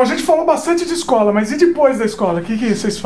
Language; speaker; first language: Portuguese; native; Portuguese